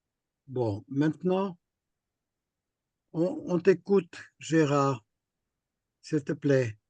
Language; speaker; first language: French; non-native, fluent; Portuguese